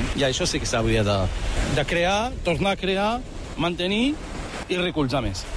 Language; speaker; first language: Catalan; early bilingual, other home language; Arabic